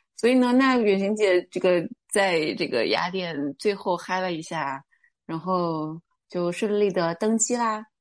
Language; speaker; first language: Chinese; native; Chinese